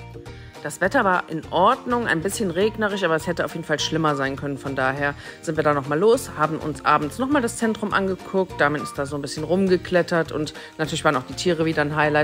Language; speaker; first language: German; native; German